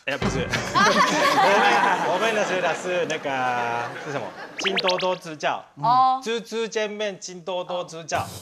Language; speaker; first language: Chinese; non-native, learner; Japanese